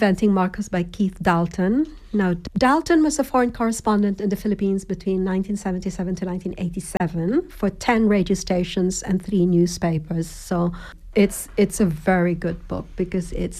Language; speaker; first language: English; non-native, local second language; Cebuano